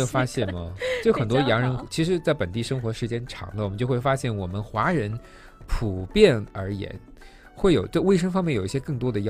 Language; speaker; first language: Chinese; native; Chinese